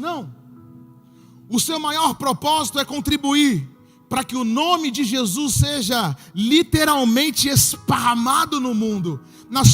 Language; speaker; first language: Portuguese; native; Portuguese